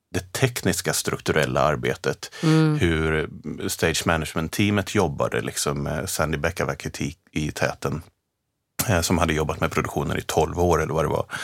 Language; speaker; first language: Swedish; native; Swedish